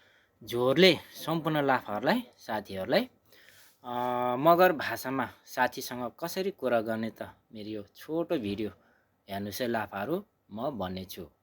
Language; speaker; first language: Nepali; non-native, local second language; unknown